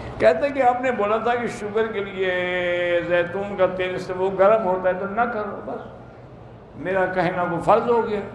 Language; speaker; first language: Urdu; native; Urdu